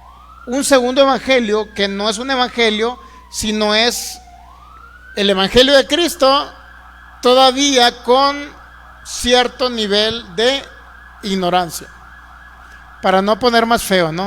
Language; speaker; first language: Spanish; native; Spanish